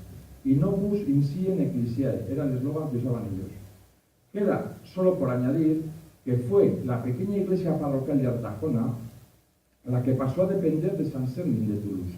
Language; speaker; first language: Spanish; native; Spanish